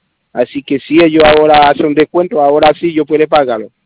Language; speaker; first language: Spanish; non-native, learner; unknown